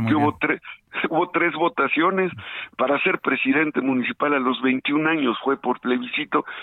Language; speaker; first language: Spanish; native; Spanish